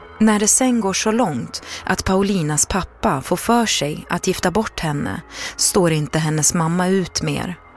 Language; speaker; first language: Swedish; native; Swedish